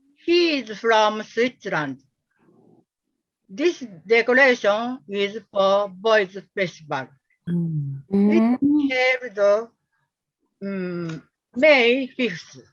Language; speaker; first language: English; non-native, learner; Japanese